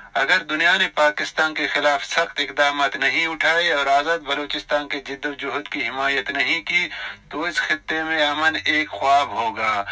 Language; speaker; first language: Urdu; non-native, local second language; Baluchi